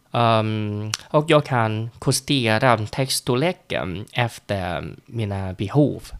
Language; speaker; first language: Swedish; non-native, learner; Vietnamese